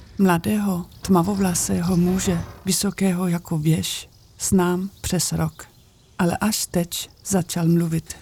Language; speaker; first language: Czech; non-native, fluent; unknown